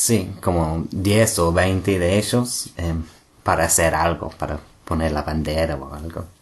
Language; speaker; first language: Spanish; non-native, fluent; English